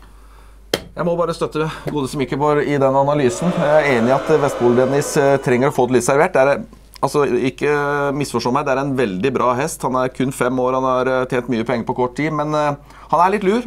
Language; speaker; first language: Norwegian; native; Norwegian